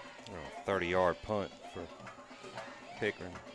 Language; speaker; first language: English; native; English